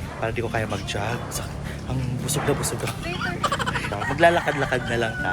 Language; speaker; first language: Filipino; non-native, local second language; Bikol